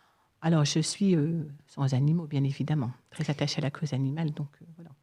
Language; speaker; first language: French; native; French